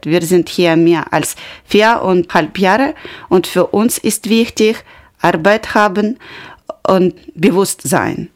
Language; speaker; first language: German; non-native, learner; Ukrainian